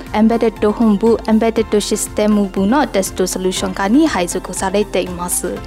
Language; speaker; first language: Japanese; non-native, fluent; Burmese